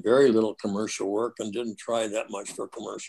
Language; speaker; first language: English; native; English